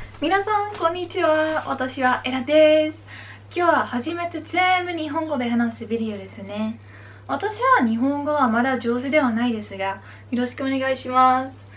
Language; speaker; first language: Japanese; non-native, learner; Dutch